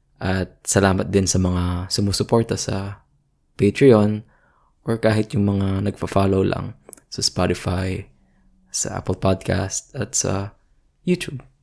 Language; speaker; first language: Filipino; native; Filipino